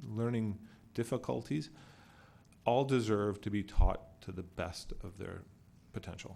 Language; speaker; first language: English; native; English